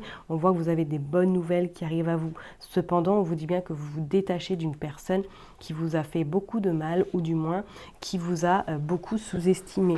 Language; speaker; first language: French; native; French